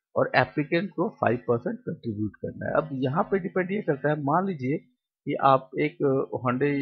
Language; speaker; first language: Hindi; non-native, local second language; Bangla